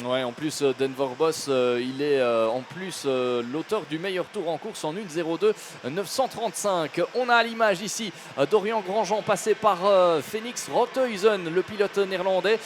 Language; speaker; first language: French; native; French